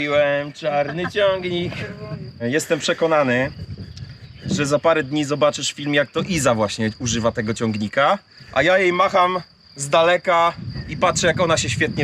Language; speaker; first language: Polish; native; Polish